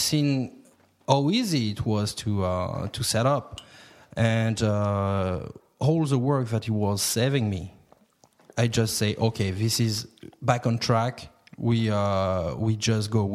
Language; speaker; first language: English; non-native, fluent; French